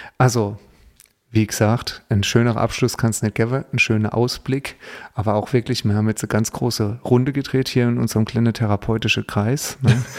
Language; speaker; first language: German; native; German